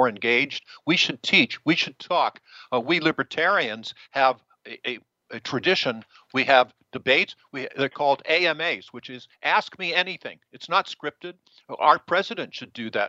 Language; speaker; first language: English; native; English